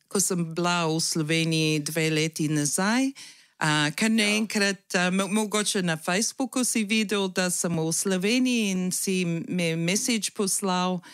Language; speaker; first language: Slovenian; early bilingual, heritage; Slovenian